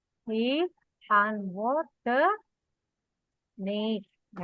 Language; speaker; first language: German; non-native, fluent; Indonesian